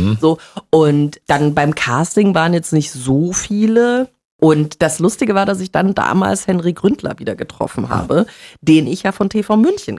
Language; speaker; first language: German; native; German